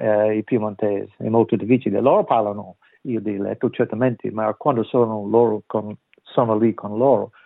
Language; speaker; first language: Italian; non-native, learner; English